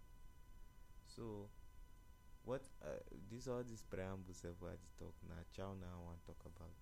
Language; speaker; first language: English; non-native, local second language; Igbo